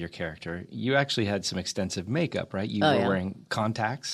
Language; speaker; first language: English; native; English